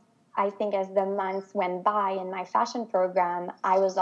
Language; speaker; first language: English; non-native, fluent; French